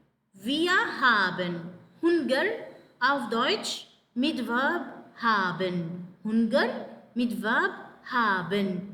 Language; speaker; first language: German; non-native, fluent; Arabic